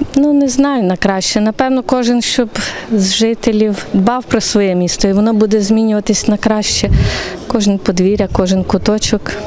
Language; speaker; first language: Ukrainian; native; Ukrainian